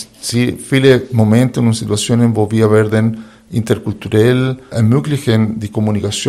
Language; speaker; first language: German; non-native, fluent; Spanish